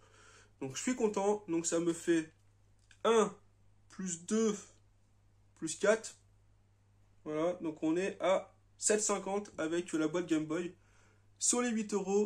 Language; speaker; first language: French; native; French